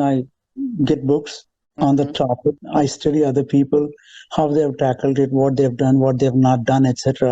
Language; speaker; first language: English; non-native, local second language; Telugu